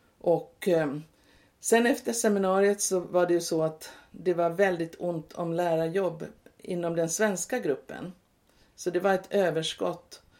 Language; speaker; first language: Swedish; native; Swedish